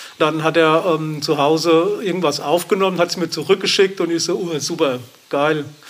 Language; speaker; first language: German; native; German